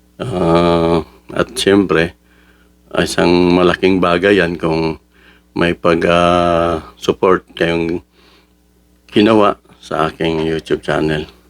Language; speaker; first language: Filipino; non-native, local second language; Cebuano